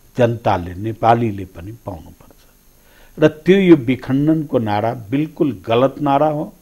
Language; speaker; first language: Nepali; non-native, local second language; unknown